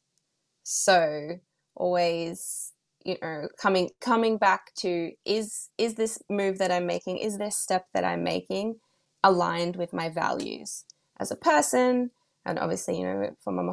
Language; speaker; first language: English; native; English